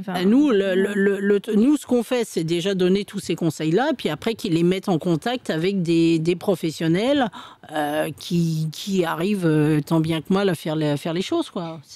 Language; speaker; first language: French; native; French